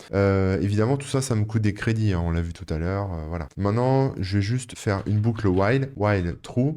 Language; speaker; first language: French; native; French